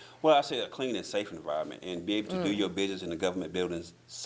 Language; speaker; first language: English; native; English